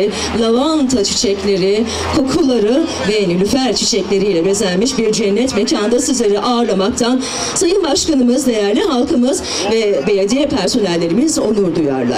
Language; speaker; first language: Turkish; native; Turkish